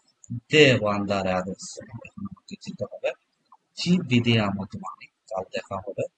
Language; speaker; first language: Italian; non-native, learner; Bangla